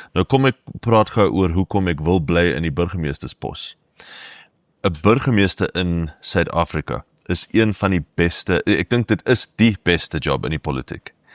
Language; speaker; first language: Afrikaans; non-native, local second language; English